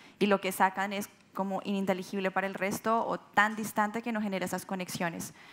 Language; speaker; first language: Spanish; native; Spanish